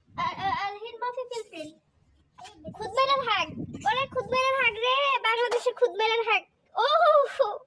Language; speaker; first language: Arabic; non-native, learner; Bangla